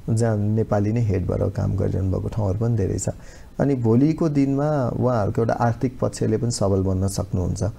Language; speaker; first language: Nepali; native; Nepali